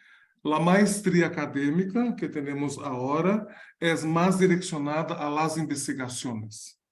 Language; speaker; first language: Spanish; non-native, learner; Portuguese